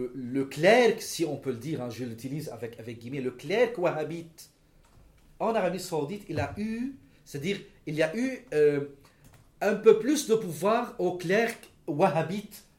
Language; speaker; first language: French; non-native, local second language; Arabic